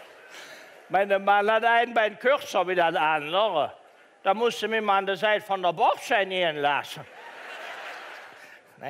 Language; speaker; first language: German; native; German